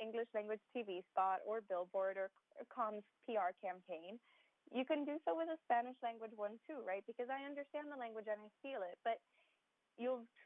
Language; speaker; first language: English; native; English